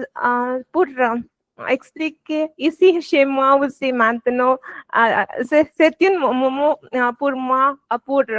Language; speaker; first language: French; non-native, learner; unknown